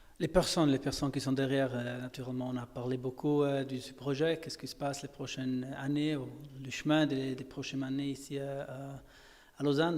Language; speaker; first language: French; non-native, fluent; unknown